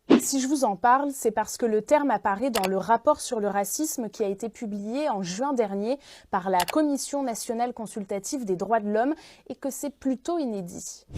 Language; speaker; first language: French; native; French